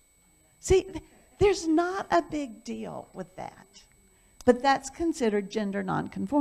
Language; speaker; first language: English; native; English